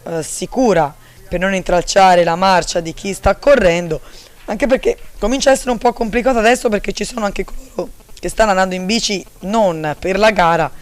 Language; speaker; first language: Italian; native; Italian